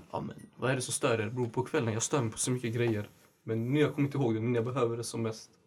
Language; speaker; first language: Swedish; early bilingual, other home language; Indonesian